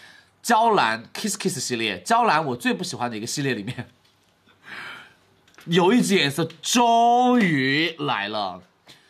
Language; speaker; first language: Chinese; native; Chinese